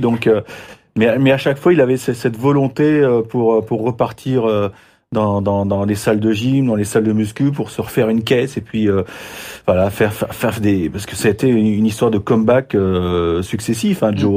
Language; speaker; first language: French; native; French